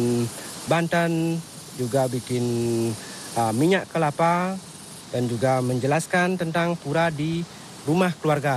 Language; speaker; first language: Indonesian; non-native, local second language; Balinese